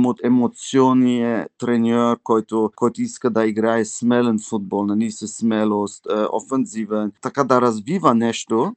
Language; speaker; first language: Bulgarian; early bilingual, heritage; Bulgarian